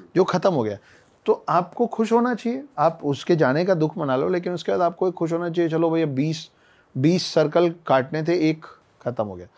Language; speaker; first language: Hindi; native; Hindi